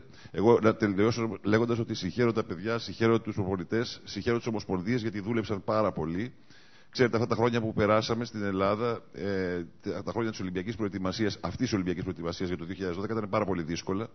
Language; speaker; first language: Greek; native; Greek